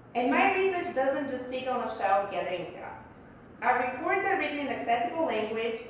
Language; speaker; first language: English; early bilingual, other home language; Bulgarian